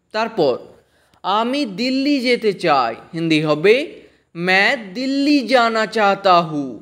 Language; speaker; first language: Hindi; non-native, fluent; Bangla